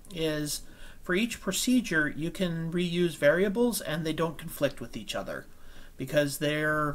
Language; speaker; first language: English; native; English